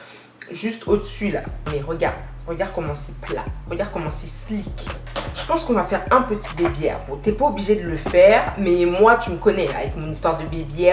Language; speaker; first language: French; native; French